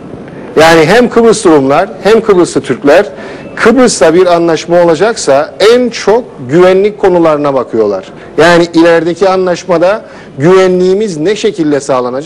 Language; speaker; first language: Turkish; native; Turkish